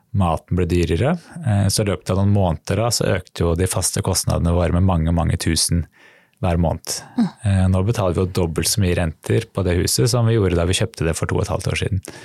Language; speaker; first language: Norwegian; native; Norwegian